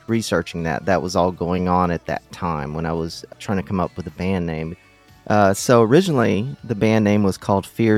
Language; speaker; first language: English; native; English